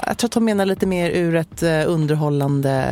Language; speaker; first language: Swedish; native; Swedish